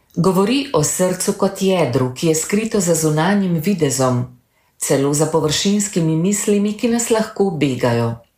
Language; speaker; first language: Slovenian; native; Slovenian